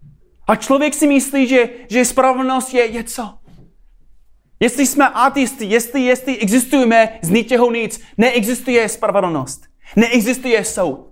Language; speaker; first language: Czech; non-native, fluent; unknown